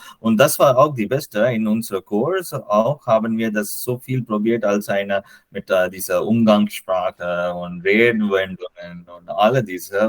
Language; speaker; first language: German; non-native, learner; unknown